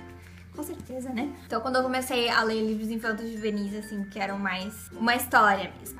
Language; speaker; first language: Portuguese; native; Portuguese